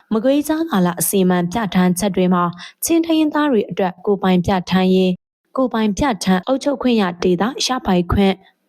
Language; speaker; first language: Burmese; non-native, local second language; Hakha Chin